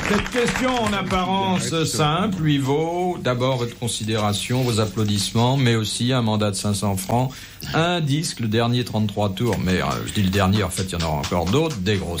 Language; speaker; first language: French; native; French